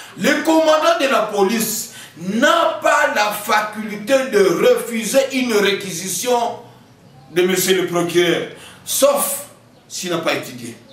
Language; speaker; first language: French; non-native, local second language; Kongo